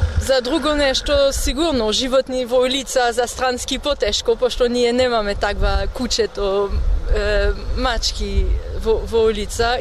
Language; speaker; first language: Macedonian; non-native, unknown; French